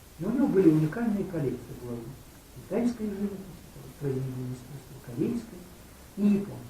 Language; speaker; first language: Russian; native; Russian